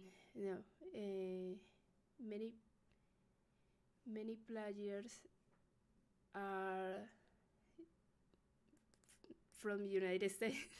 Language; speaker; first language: English; non-native, learner; Spanish